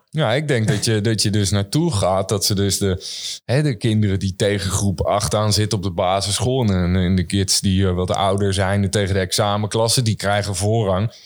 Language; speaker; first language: Dutch; native; Dutch